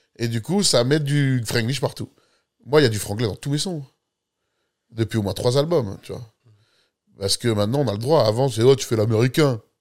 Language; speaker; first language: French; native; French